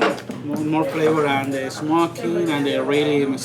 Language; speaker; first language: English; non-native, learner; Spanish